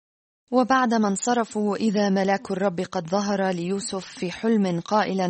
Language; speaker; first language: Arabic; native; Arabic